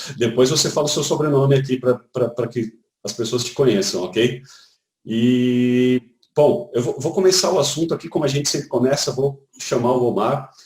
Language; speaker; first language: Portuguese; native; Portuguese